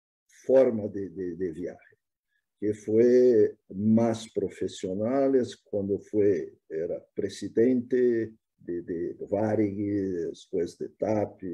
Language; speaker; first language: Spanish; non-native, fluent; Portuguese